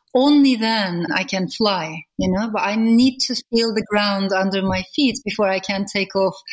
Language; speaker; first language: English; non-native, fluent; Turkish